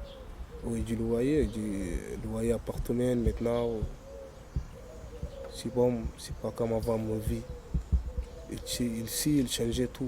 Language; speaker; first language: French; non-native, learner; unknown